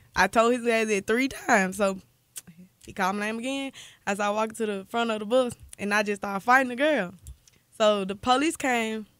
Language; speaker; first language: English; native; English